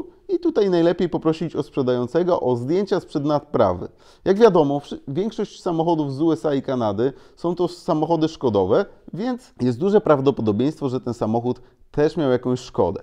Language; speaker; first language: Polish; native; Polish